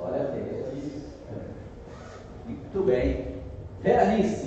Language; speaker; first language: Portuguese; native; Portuguese